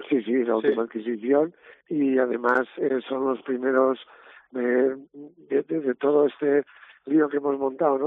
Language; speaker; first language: Spanish; native; Spanish